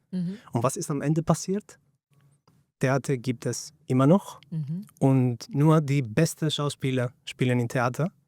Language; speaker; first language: German; non-native, fluent; Greek